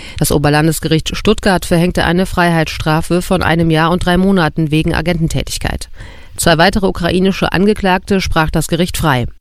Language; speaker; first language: German; native; German